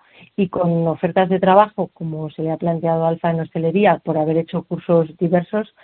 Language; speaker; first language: Spanish; native; Spanish